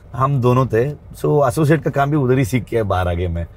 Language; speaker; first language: Hindi; non-native, local second language; Kannada